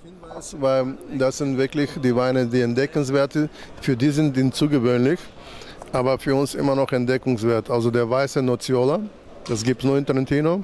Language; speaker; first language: German; non-native, fluent; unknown